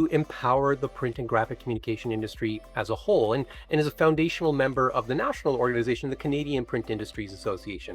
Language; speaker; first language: English; native; English